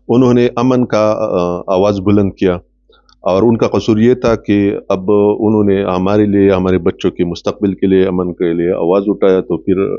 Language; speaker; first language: Urdu; non-native, local second language; Pashto